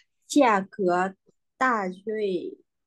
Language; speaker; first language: Chinese; non-native, learner; Vietnamese